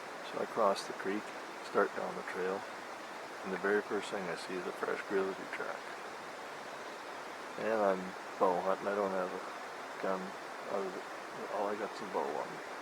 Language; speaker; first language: English; native; English